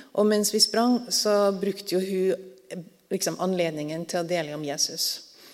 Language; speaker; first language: Norwegian; native; Norwegian